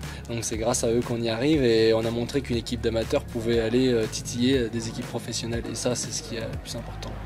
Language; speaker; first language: French; native; French